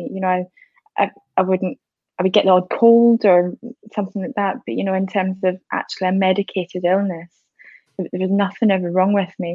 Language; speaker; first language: English; native; English